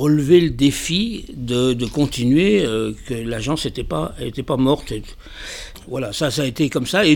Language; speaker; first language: French; native; French